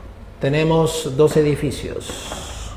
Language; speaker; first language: Spanish; native; Spanish